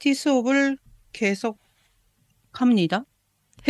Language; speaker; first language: Korean; non-native, learner; Japanese